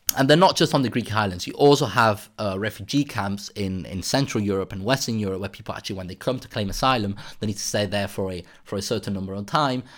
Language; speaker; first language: English; native; English